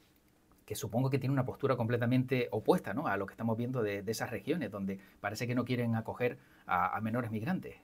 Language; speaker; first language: Spanish; native; Spanish